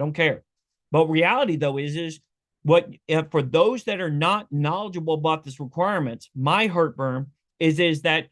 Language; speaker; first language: English; native; English